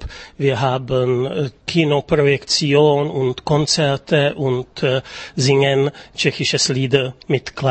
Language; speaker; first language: German; non-native, learner; Czech